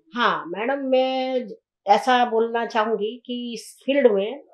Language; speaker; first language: Hindi; native; Hindi